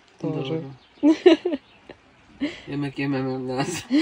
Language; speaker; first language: Turkish; native; Turkish